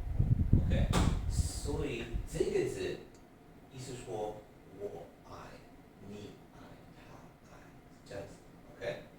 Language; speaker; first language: Chinese; non-native, learner; English